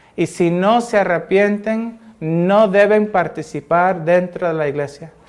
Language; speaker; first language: Spanish; early bilingual, heritage; Spanish